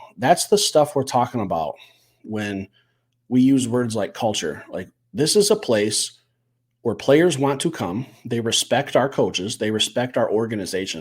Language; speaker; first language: English; native; English